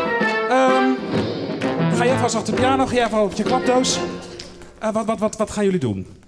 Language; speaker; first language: Dutch; native; Dutch